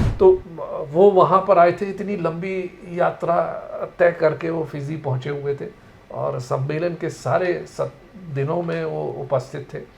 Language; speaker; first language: Hindi; native; Hindi